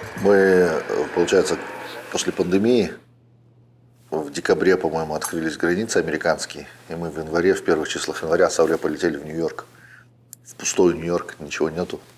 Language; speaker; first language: Russian; native; Russian